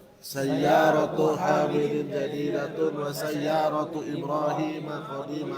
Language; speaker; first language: Arabic; non-native, learner; Indonesian